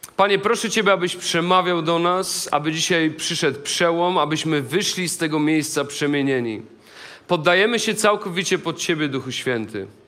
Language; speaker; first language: Polish; native; Polish